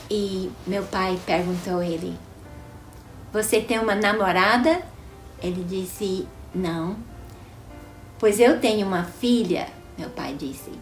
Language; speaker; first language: Portuguese; non-native, fluent; English